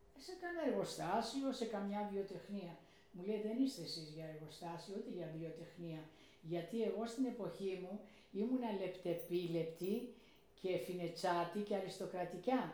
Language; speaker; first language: Greek; early bilingual, heritage; Greek